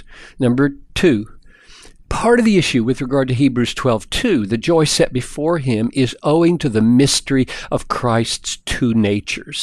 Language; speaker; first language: English; native; English